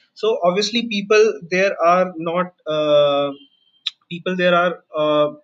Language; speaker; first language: English; non-native, local second language; Hindi